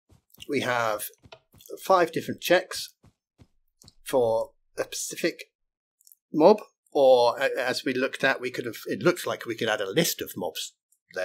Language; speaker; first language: English; native; English